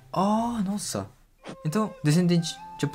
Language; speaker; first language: Portuguese; non-native, fluent; Japanese